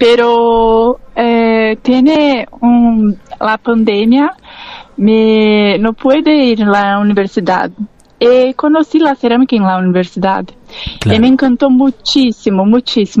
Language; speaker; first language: Spanish; non-native, learner; Portuguese